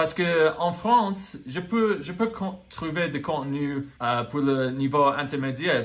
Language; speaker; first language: French; non-native, learner; English